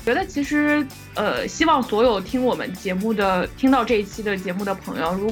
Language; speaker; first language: Chinese; native; Chinese